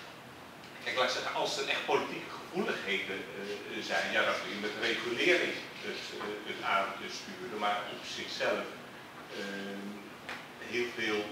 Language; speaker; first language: Dutch; native; Dutch